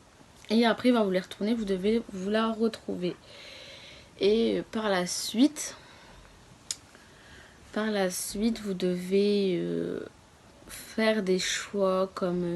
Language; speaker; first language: French; native; French